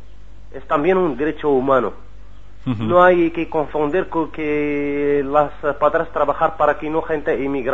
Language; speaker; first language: Spanish; non-native, learner; Arabic